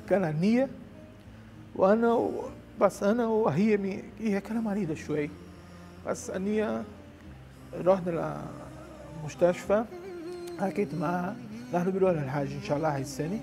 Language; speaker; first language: Arabic; non-native, learner; Portuguese